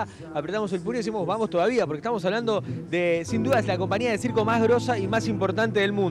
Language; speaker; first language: Spanish; native; Spanish